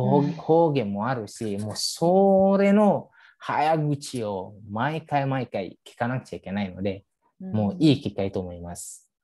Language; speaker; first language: Japanese; non-native, fluent; Indonesian